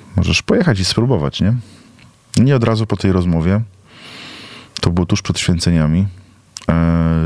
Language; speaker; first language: Polish; native; Polish